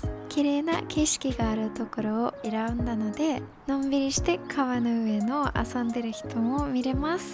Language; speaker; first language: Japanese; non-native, fluent; English